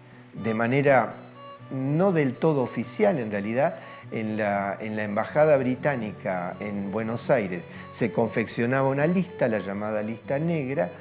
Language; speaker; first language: Spanish; native; Spanish